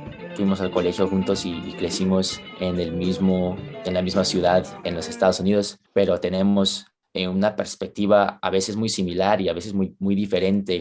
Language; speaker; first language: Spanish; early bilingual, heritage; Spanish